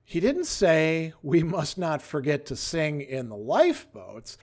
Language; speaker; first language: English; native; English